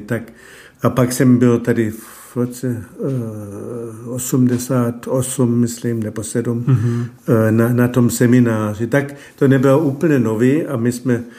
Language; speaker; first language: Czech; non-native, fluent; German